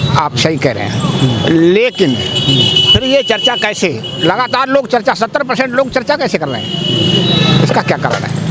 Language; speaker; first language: Hindi; native; Hindi